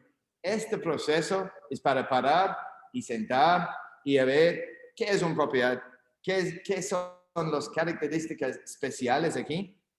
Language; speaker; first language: Spanish; non-native, learner; English